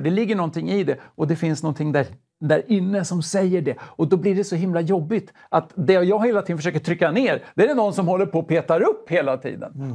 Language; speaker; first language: Swedish; native; Swedish